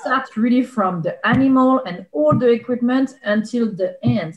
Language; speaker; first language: English; non-native, fluent; French